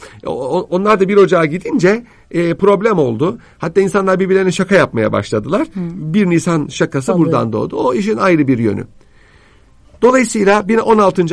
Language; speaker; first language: Turkish; native; Turkish